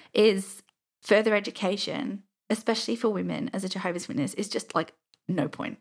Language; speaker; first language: English; native; English